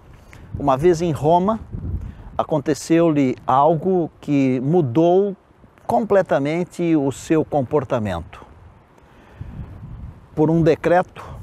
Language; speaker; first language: Portuguese; native; Portuguese